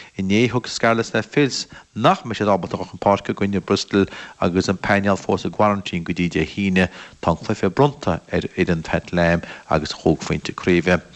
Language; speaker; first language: Irish; native; Irish